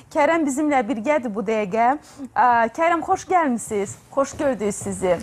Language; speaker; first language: Azerbaijani; native; Azerbaijani